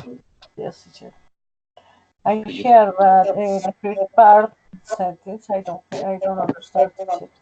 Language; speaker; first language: English; non-native, learner; Spanish